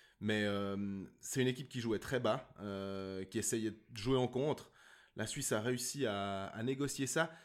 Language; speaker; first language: French; native; French